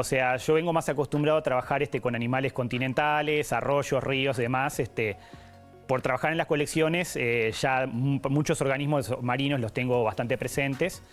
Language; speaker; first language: Spanish; native; Spanish